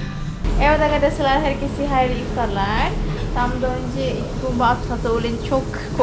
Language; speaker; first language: Turkish; non-native, learner; Indonesian